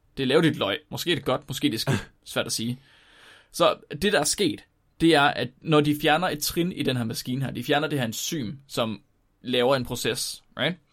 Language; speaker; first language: Danish; native; Danish